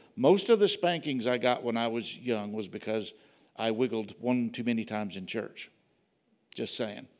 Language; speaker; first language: English; native; English